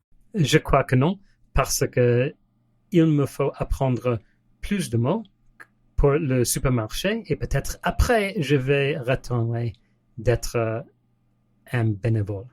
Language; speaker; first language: French; non-native, learner; English